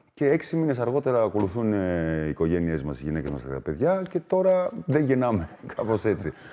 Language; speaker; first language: Greek; early bilingual, other home language; German